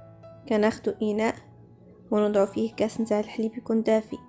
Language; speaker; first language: Arabic; native; Arabic